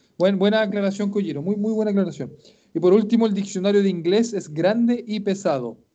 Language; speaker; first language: Spanish; native; Spanish